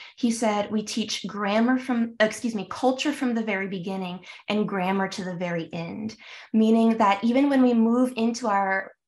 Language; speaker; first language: English; early bilingual, other home language; French